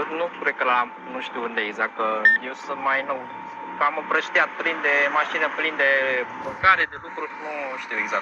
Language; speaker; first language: Romanian; non-native, learner; Vietnamese